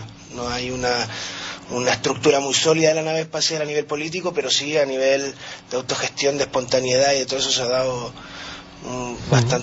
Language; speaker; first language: Spanish; native; Spanish